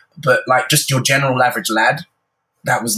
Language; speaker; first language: English; native; English